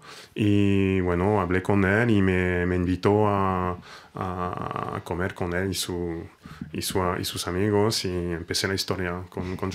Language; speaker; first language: Spanish; non-native, fluent; French